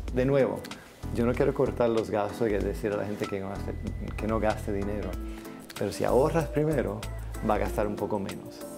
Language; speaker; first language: Spanish; non-native, fluent; English